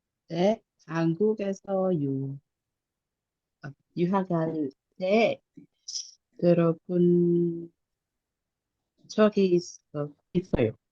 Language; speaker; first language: Korean; non-native, learner; Indonesian